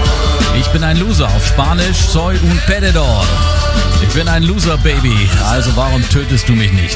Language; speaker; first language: German; native; German